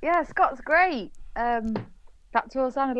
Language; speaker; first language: English; native; English